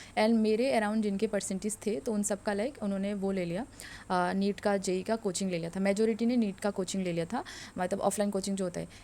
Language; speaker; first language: Hindi; non-native, local second language; Assamese